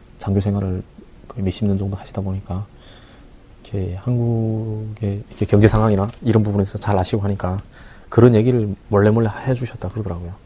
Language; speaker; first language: Korean; native; Korean